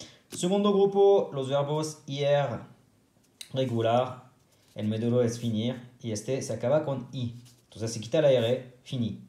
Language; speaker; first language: Spanish; non-native, fluent; French